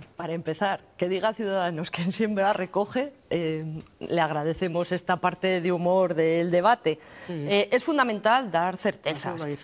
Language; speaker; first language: Spanish; native; Spanish